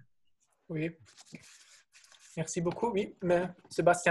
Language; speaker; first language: French; non-native, fluent; German